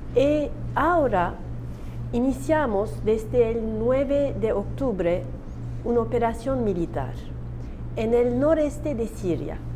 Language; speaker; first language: Spanish; non-native, learner; Turkish